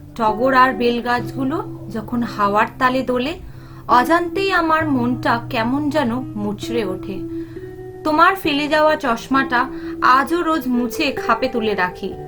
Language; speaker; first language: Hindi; non-native, local second language; Bangla